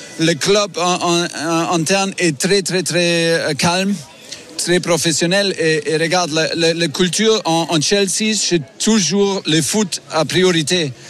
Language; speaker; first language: French; non-native, learner; German